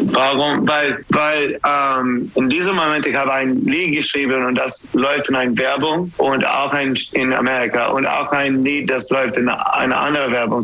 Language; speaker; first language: German; non-native, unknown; English